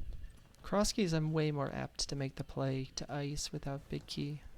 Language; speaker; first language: English; native; English